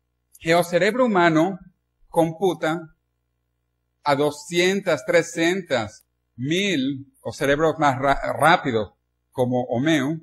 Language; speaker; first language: Spanish; non-native, learner; Portuguese